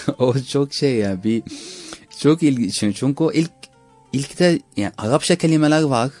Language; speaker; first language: Turkish; non-native, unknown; Arabic